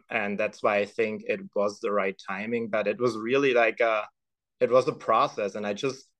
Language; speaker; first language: English; non-native, fluent; German